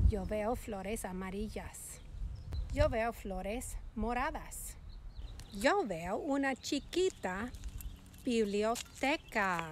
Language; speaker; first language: Spanish; non-native, fluent; English